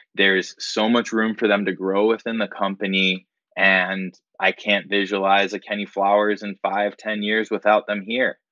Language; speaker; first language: English; native; English